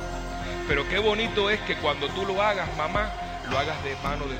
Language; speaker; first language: Spanish; native; Spanish